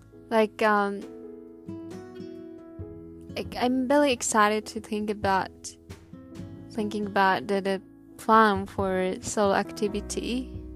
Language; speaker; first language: English; non-native, learner; Japanese